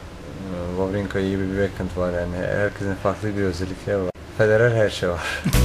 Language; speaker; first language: Turkish; non-native, fluent; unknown